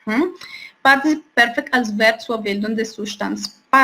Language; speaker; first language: German; non-native, fluent; Spanish